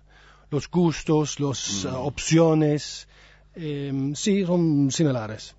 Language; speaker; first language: Spanish; non-native, learner; English